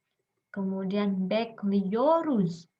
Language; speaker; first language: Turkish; non-native, learner; Indonesian